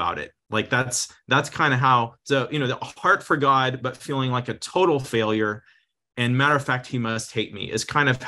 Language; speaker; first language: English; native; English